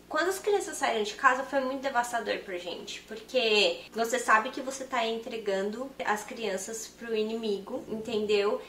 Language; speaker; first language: Portuguese; native; Portuguese